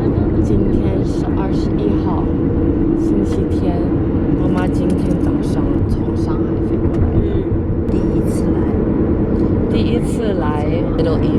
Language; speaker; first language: Chinese; early bilingual, heritage; Chinese